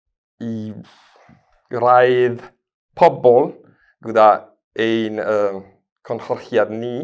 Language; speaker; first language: Welsh; non-native, learner; Spanish